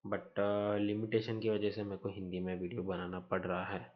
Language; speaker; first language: Hindi; non-native, local second language; Marathi